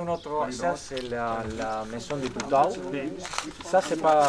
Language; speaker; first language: French; non-native, fluent; Spanish